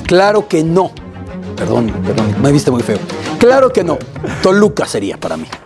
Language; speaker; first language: Spanish; native; Spanish